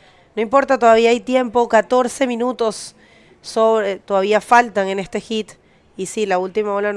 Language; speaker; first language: Spanish; native; Spanish